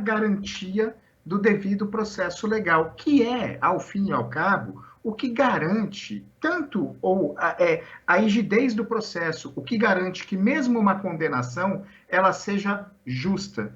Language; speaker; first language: Portuguese; native; Portuguese